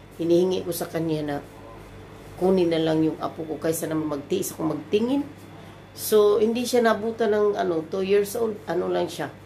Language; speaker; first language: Filipino; non-native, local second language; Cebuano